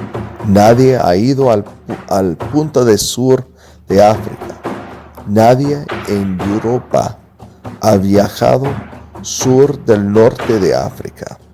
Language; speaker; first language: Spanish; non-native, fluent; English